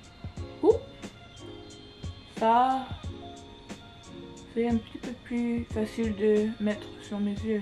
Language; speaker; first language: French; non-native, learner; English